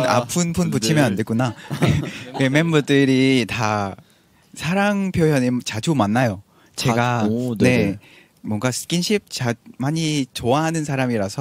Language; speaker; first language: Korean; non-native, fluent; Vietnamese